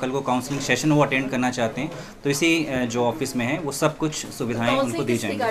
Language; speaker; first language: Hindi; native; Hindi